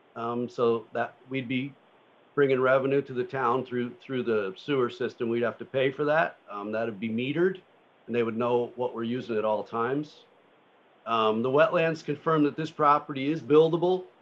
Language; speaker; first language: English; native; English